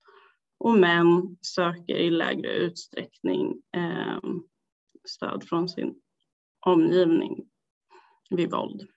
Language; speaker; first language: Swedish; native; Swedish